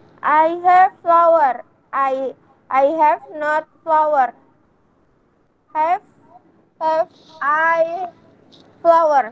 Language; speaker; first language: English; non-native, learner; Indonesian